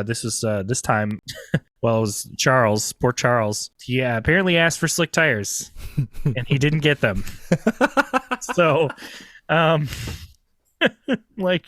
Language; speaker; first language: English; native; English